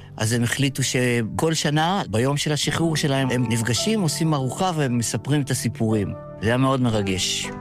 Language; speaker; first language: Hebrew; early bilingual, other home language; Yiddish